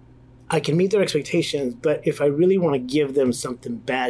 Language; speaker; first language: English; native; English